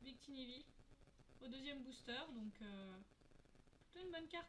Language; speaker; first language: French; native; French